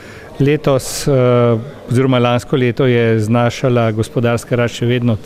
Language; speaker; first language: Slovenian; native; Slovenian